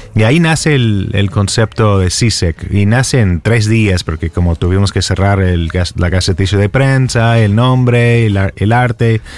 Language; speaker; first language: Spanish; non-native, fluent; English